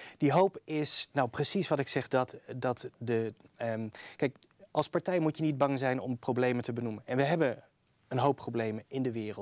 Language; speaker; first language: Dutch; native; Dutch